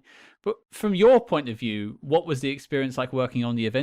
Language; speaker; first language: English; native; English